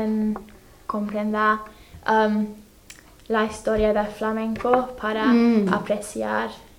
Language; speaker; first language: Spanish; non-native, fluent; English